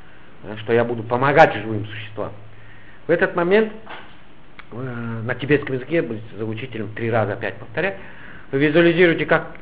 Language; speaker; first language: Russian; native; Russian